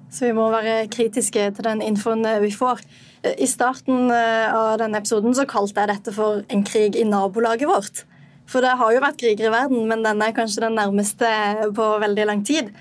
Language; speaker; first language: Norwegian; native; Norwegian